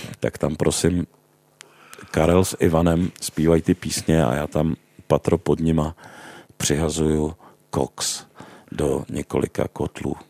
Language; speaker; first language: Czech; native; Czech